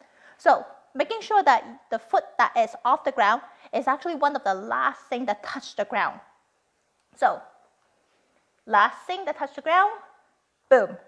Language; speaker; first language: English; non-native, fluent; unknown